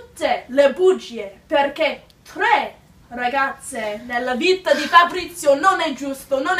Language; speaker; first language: Italian; non-native, learner; English